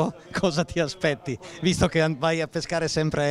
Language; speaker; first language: Italian; native; Italian